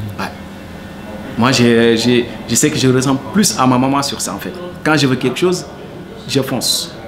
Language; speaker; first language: French; non-native, local second language; Wolof